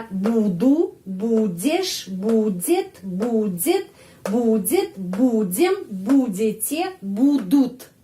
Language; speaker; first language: Russian; non-native, fluent; Indonesian